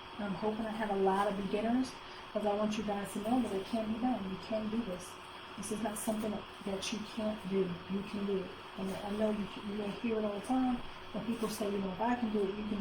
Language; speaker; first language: English; native; English